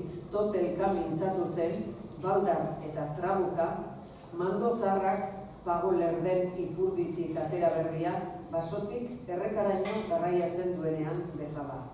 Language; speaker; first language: Basque; native; Basque